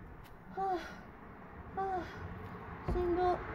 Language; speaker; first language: Japanese; native; Japanese